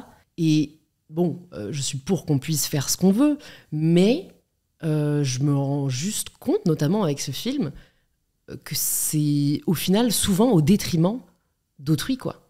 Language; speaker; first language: French; native; French